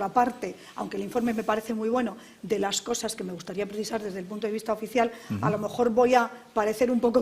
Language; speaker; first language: Spanish; native; Spanish